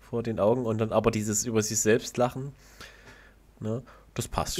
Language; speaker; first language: German; native; German